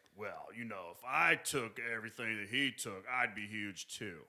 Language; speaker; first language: English; native; English